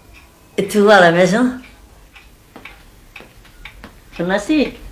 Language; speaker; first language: French; non-native, learner; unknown